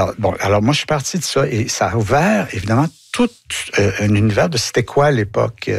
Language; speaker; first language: French; native; French